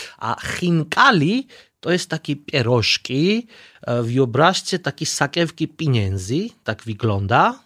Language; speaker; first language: Polish; non-native, learner; Georgian